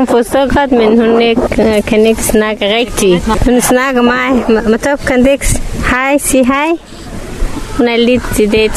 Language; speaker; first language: Danish; non-native, learner; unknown